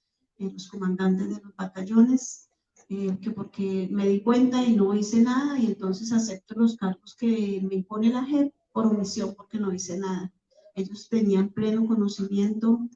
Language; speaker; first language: Spanish; native; Spanish